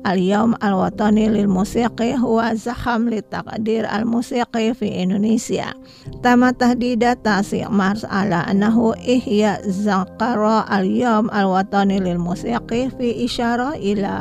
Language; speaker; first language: Arabic; non-native, learner; Indonesian